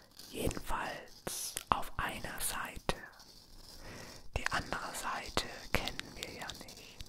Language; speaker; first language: German; native; German